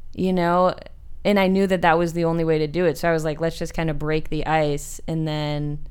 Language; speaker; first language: English; native; English